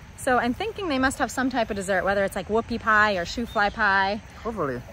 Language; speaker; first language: English; native; English